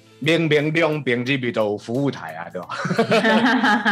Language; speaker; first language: Chinese; native; Chinese